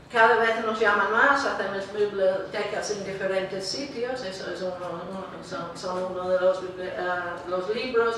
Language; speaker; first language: Spanish; non-native, fluent; English